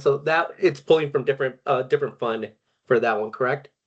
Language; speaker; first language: English; native; English